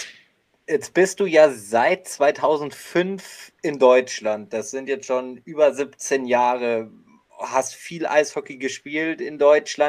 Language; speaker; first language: German; native; German